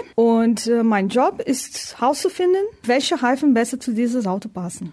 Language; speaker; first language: German; non-native, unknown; Portuguese